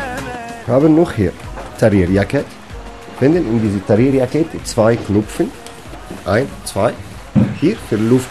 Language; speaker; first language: German; non-native, learner; Arabic